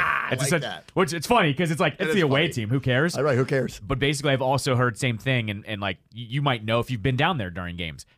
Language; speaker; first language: English; native; English